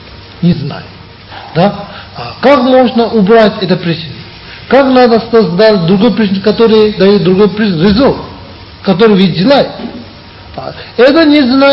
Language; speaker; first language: Russian; non-native, learner; Tibetan